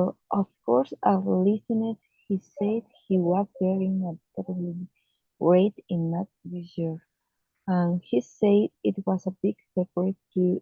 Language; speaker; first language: English; non-native, learner; Spanish